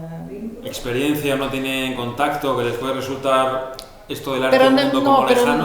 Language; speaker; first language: Spanish; native; Spanish